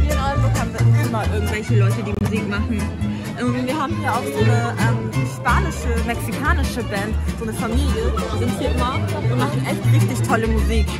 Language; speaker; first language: German; native; German